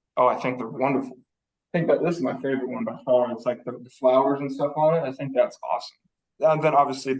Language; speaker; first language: English; native; English